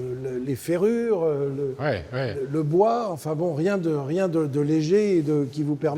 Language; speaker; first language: French; native; French